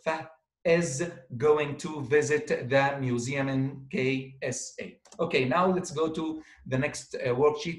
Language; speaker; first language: English; non-native, fluent; Arabic